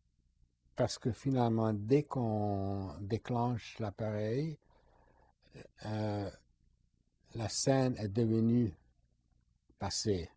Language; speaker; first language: French; non-native, fluent; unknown